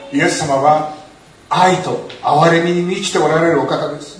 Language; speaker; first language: Japanese; native; Japanese